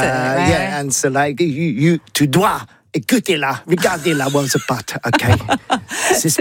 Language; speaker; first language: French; non-native, learner; English